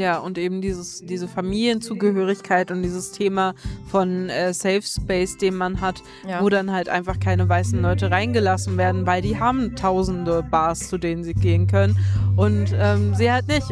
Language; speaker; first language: German; native; German